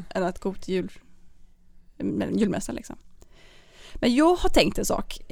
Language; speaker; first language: Swedish; native; Swedish